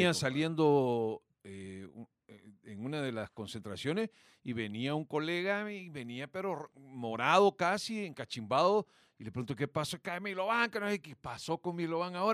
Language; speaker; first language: Spanish; native; Spanish